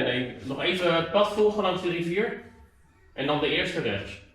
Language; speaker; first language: Dutch; native; Dutch